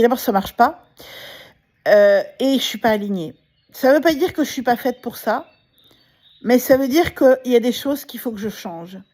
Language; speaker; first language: French; native; French